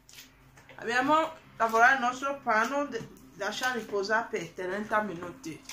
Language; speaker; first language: Italian; non-native, learner; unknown